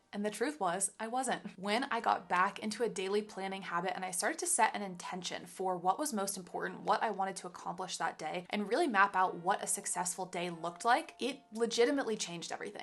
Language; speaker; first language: English; native; English